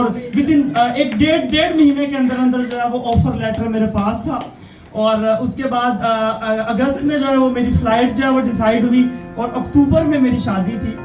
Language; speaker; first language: Urdu; non-native, local second language; Punjabi